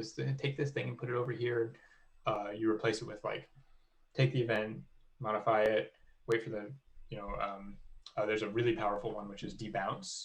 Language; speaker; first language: English; native; English